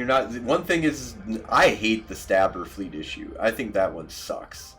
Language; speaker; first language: English; native; English